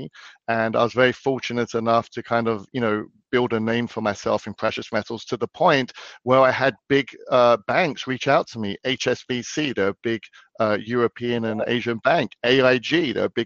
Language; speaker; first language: English; native; English